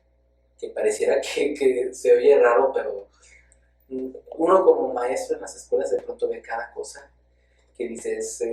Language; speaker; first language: Spanish; native; Spanish